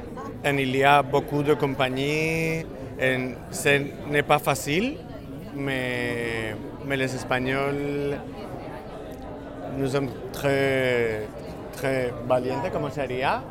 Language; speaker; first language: French; non-native, learner; Spanish